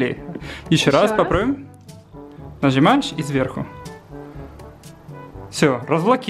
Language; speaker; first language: Russian; native; Russian